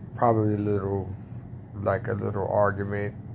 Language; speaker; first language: English; native; English